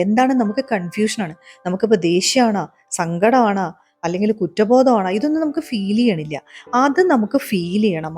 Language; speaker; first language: Malayalam; native; Malayalam